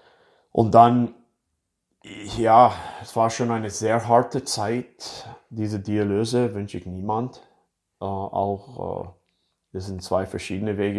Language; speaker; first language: German; non-native, fluent; English